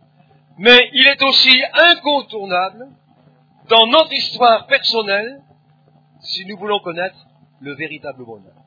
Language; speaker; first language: French; native; French